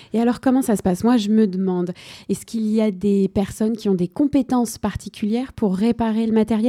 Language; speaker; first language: French; native; French